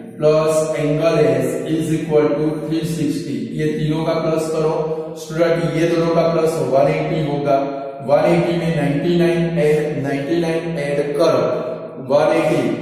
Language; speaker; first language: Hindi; non-native, local second language; Gujarati